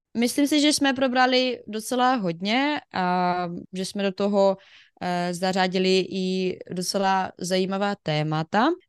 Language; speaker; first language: Czech; non-native, fluent; Ukrainian